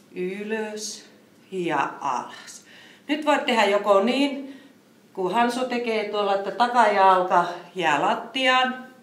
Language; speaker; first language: Finnish; native; Finnish